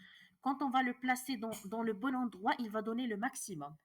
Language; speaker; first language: French; non-native, local second language; Arabic